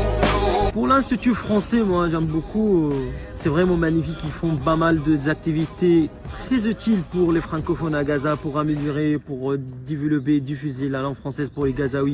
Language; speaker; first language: French; non-native, fluent; Arabic